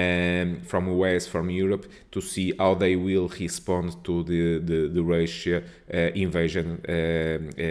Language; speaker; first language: English; non-native, fluent; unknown